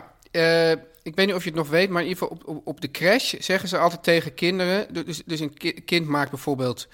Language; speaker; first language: Dutch; native; Dutch